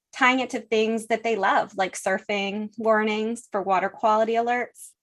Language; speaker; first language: English; native; English